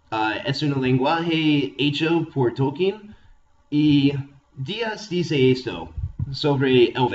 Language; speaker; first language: Spanish; non-native, fluent; English